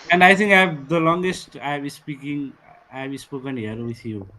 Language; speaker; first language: English; non-native, fluent; Nepali